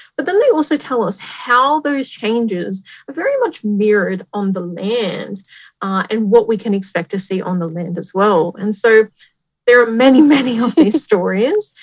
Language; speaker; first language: English; native; English